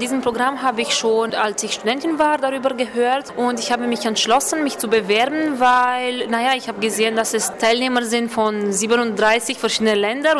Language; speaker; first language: German; non-native, fluent; Romanian